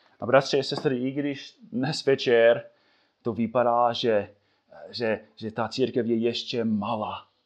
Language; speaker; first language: Czech; non-native, fluent; English